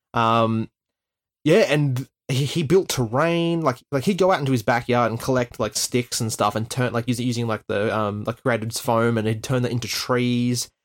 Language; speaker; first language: English; native; English